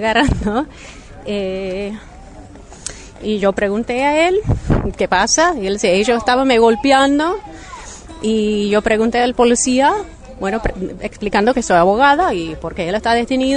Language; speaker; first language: Spanish; non-native, learner; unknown